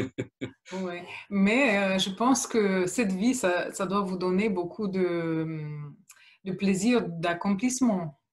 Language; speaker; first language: French; non-native, fluent; Romanian